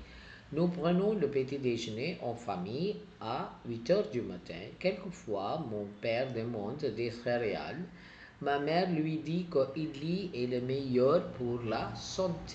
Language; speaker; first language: French; non-native, fluent; Tamil